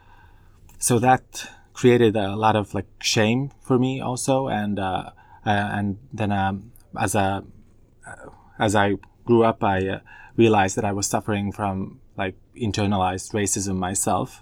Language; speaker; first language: English; non-native, fluent; Finnish